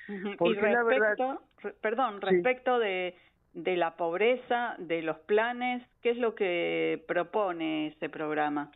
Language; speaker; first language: Spanish; native; Spanish